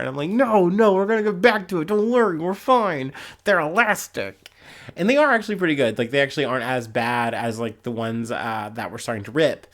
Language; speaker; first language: English; native; English